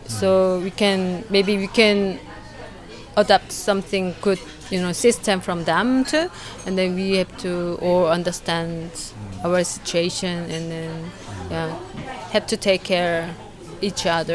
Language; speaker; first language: English; non-native, learner; Korean